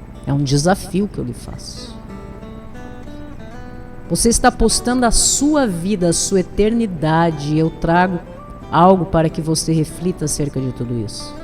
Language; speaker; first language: Portuguese; native; Portuguese